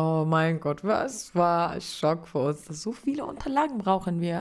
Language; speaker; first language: German; non-native, learner; Arabic